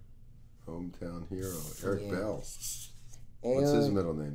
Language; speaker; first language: English; native; English